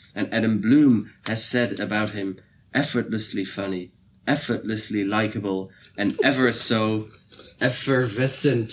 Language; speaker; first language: English; non-native, fluent; Dutch